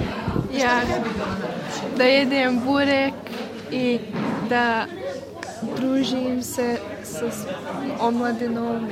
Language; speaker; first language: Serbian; early bilingual, heritage; Bosnian